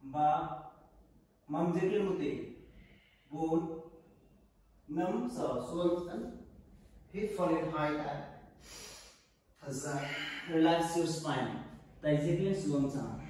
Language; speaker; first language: Vietnamese; non-native, learner; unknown